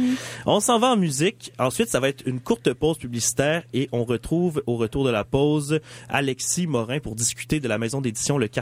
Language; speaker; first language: French; native; French